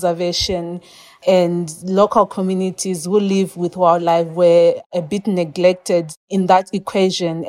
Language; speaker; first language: English; non-native, local second language; Shona